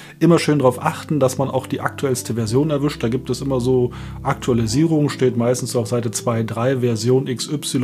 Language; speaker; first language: German; native; German